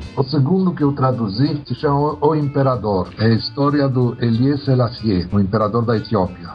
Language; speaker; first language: Portuguese; early bilingual, other home language; Polish